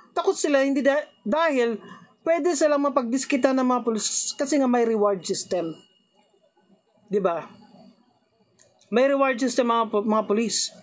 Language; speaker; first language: Filipino; native; Filipino